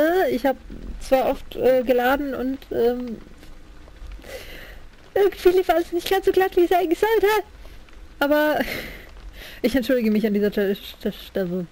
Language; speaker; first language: German; native; German